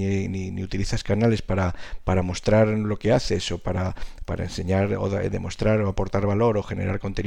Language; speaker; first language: Spanish; native; Spanish